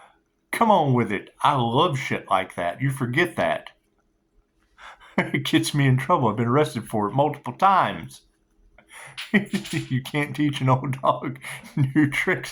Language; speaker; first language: English; native; English